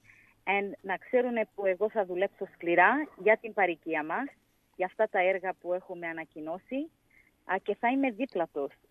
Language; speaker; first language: Greek; early bilingual, heritage; English